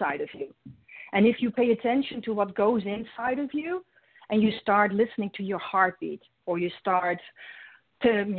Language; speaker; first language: English; non-native, fluent; Dutch